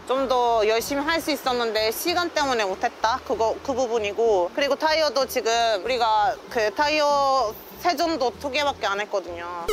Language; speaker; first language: Korean; non-native, fluent; Turkish